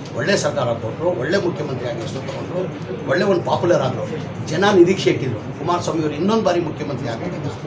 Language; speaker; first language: Kannada; non-native, local second language; Urdu